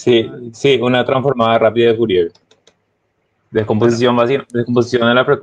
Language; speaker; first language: Spanish; native; Spanish